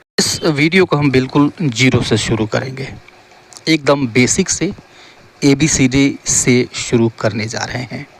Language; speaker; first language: Hindi; native; Hindi